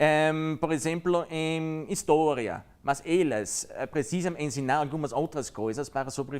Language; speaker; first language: Portuguese; non-native, learner; German